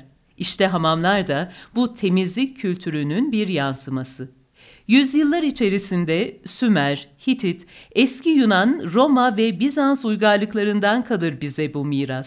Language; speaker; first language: Turkish; native; Turkish